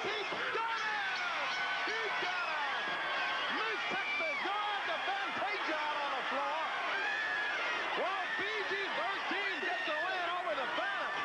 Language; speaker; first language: English; native; English